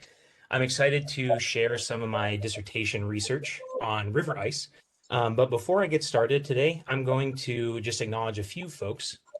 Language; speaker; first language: English; native; English